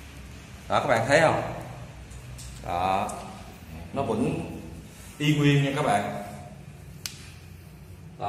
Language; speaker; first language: Vietnamese; native; Vietnamese